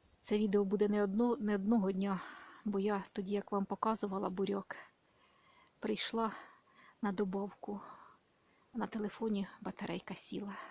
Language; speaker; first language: Ukrainian; native; Ukrainian